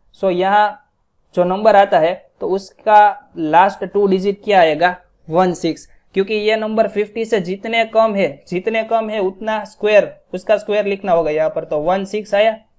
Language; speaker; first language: Hindi; non-native, local second language; Gujarati